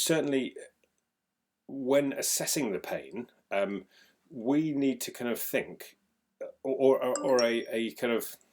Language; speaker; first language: English; native; English